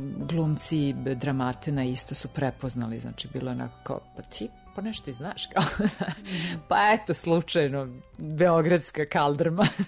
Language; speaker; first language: Serbian; native; Serbian